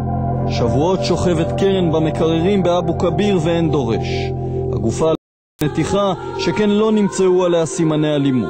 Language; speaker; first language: Hebrew; native; Hebrew